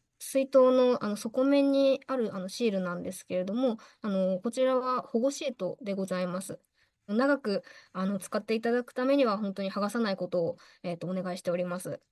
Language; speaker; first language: Japanese; native; Japanese